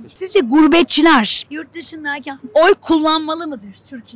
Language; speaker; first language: Turkish; native; Turkish